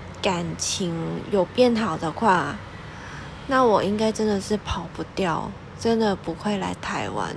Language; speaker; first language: Chinese; non-native, local second language; Cantonese